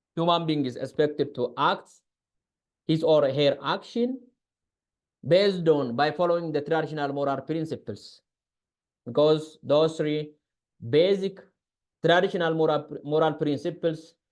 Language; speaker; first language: English; non-native, local second language; Amharic